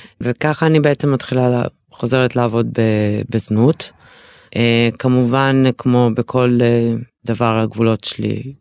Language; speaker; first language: Hebrew; early bilingual, other home language; Russian